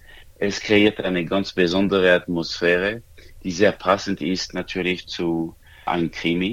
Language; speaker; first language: German; non-native, local second language; French